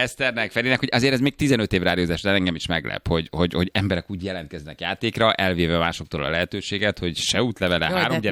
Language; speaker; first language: Hungarian; native; Hungarian